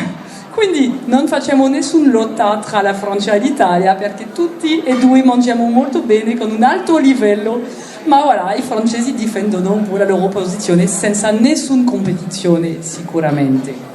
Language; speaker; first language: Italian; non-native, learner; French